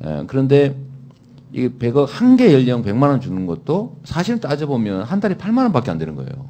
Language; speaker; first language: Korean; native; Korean